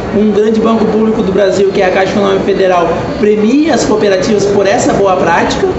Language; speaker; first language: Portuguese; native; Portuguese